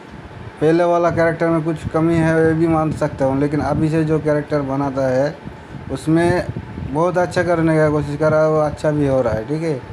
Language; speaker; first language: Hindi; non-native, local second language; Bangla